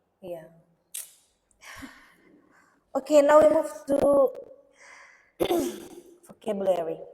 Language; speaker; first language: English; non-native, local second language; Indonesian